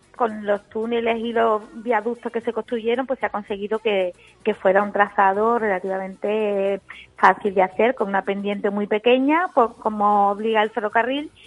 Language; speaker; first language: Spanish; native; Spanish